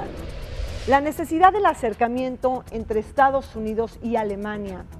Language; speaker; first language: Spanish; native; Spanish